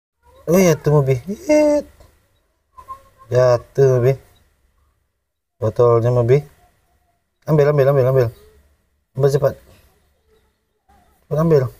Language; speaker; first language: Indonesian; native; Indonesian